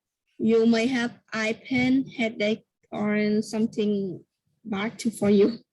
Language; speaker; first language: English; non-native, learner; Vietnamese